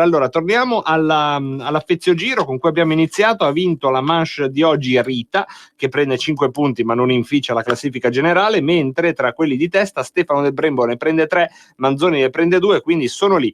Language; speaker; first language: Italian; native; Italian